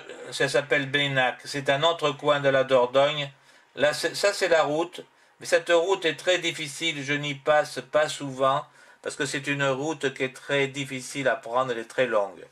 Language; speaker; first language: French; native; French